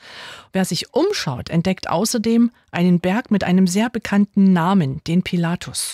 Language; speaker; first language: German; native; German